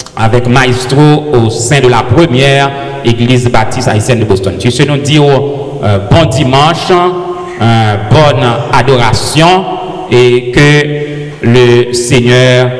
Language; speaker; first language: French; native; French